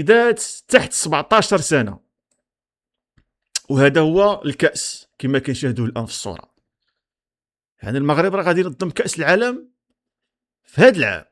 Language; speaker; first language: Arabic; native; Arabic